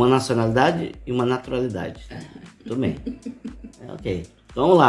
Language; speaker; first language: Portuguese; native; Portuguese